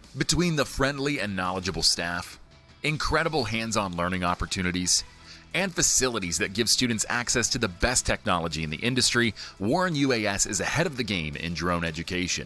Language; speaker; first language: English; native; English